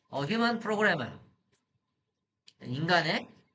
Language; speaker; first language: Korean; native; Korean